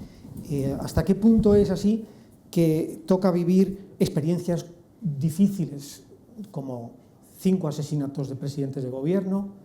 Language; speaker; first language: Spanish; native; Spanish